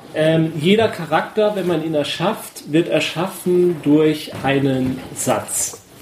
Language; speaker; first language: German; native; German